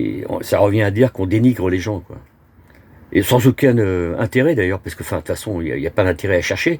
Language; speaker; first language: French; native; French